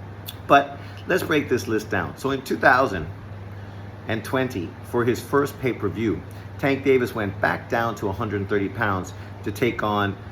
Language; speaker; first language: English; native; English